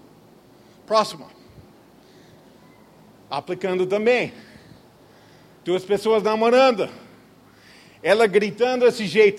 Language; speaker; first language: Portuguese; non-native, fluent; English